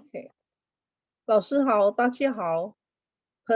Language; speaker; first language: Chinese; non-native, learner; Indonesian